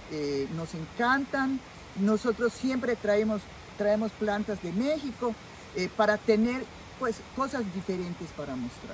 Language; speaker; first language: Spanish; native; Spanish